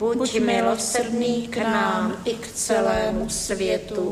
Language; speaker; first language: Czech; native; Czech